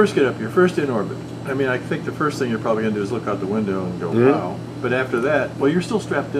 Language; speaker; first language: English; native; English